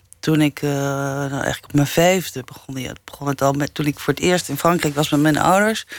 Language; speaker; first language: Dutch; early bilingual, other home language; English